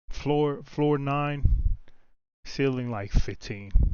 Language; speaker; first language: English; native; English